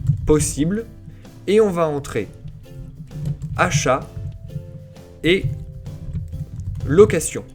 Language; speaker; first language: French; native; French